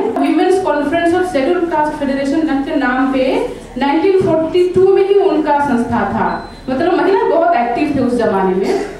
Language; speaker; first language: Hindi; non-native, local second language; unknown